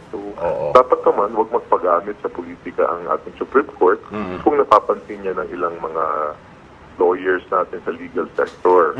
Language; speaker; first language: Filipino; native; Filipino